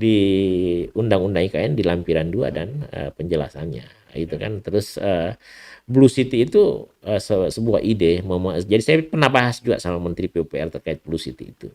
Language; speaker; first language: Indonesian; native; Indonesian